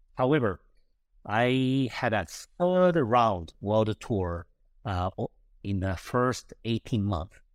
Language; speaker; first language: English; non-native, fluent; Japanese